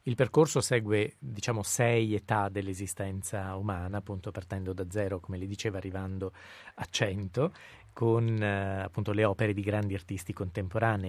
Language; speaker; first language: Italian; native; Italian